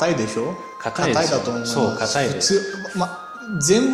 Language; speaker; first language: Japanese; non-native, learner; Bulgarian